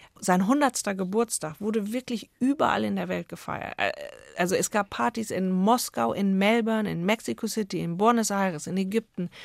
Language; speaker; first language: German; native; German